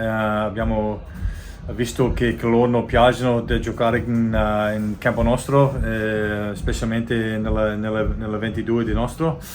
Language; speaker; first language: Italian; non-native, learner; English